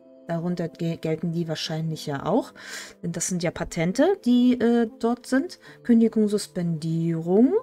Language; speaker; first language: German; native; German